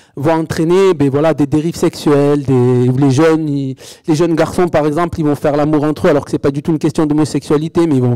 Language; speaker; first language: French; native; French